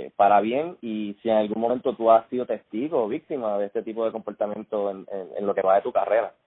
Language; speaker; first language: Spanish; native; Spanish